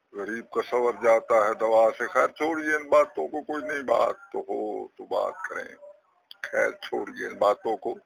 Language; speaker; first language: Urdu; non-native, local second language; Punjabi